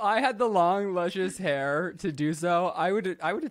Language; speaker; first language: English; native; English